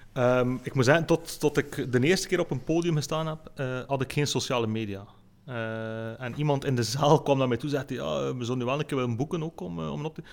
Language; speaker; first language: Dutch; native; Dutch